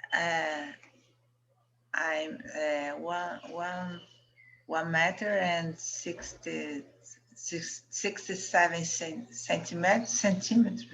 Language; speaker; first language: English; non-native, learner; Portuguese